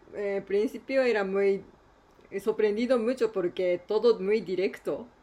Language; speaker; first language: Spanish; non-native, learner; Japanese